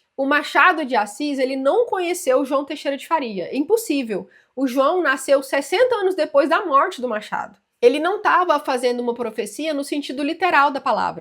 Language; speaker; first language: Portuguese; native; Portuguese